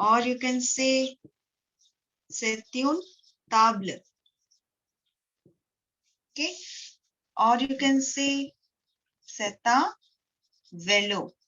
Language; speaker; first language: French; non-native, learner; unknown